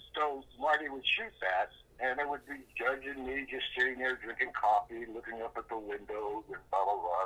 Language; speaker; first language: English; native; English